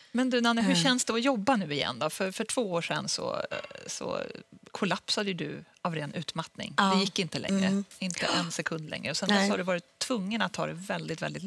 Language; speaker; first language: Swedish; native; Swedish